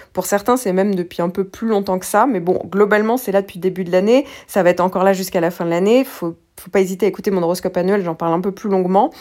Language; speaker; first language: French; native; French